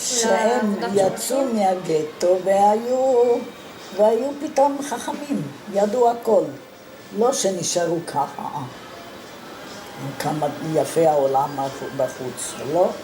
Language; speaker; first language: Hebrew; non-native, fluent; Italian